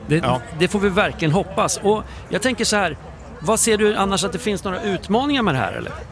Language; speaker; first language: Swedish; native; Swedish